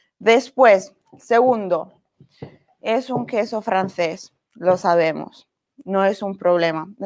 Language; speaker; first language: Spanish; non-native, fluent; Italian